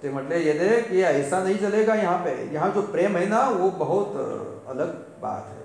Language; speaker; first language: Hindi; non-native, local second language; Marathi